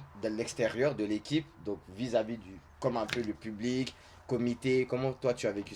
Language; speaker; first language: French; native; French